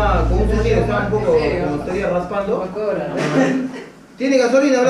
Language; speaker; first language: Spanish; native; Spanish